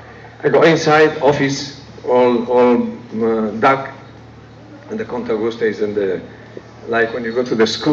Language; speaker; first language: English; non-native, learner; Italian